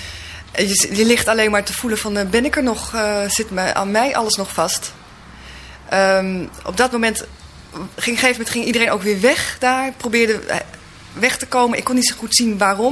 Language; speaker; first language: Dutch; native; Dutch